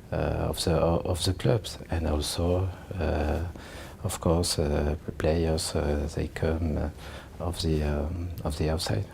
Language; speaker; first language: English; non-native, learner; French